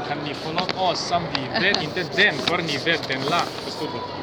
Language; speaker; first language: Swedish; non-native, learner; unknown